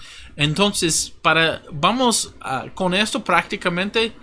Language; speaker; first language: Spanish; non-native, fluent; English